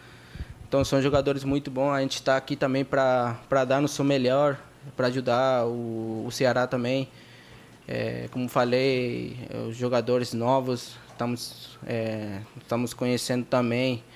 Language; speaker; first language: Portuguese; non-native, fluent; Spanish